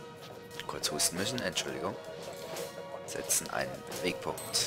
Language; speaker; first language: German; native; German